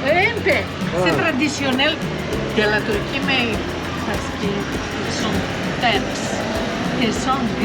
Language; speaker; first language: French; non-native, learner; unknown